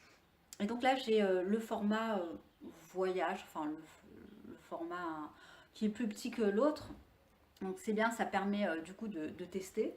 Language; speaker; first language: French; native; French